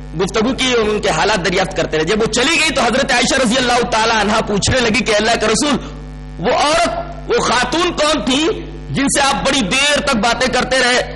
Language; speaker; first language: Urdu; native; Urdu